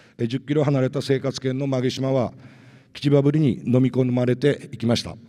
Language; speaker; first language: Japanese; native; Japanese